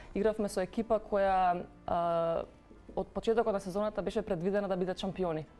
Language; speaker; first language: Macedonian; native; Macedonian